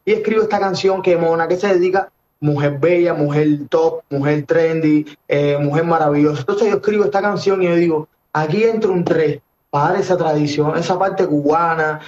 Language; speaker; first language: Spanish; native; Spanish